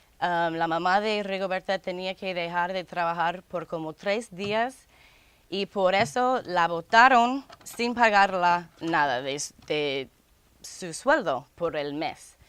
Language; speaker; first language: Spanish; non-native, fluent; English